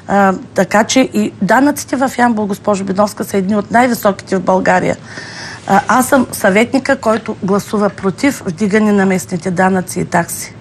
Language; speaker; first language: Bulgarian; native; Bulgarian